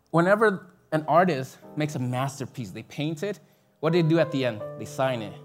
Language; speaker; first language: English; early bilingual, other home language; Vietnamese